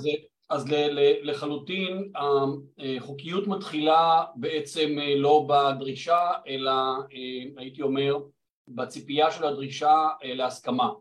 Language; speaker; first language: Hebrew; native; Hebrew